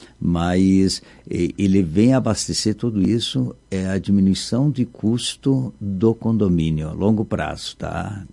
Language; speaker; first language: Portuguese; native; Portuguese